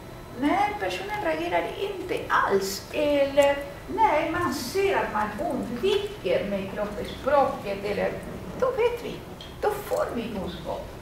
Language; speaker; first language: Swedish; non-native, fluent; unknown